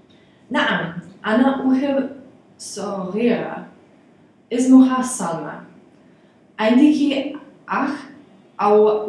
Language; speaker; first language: Arabic; non-native, learner; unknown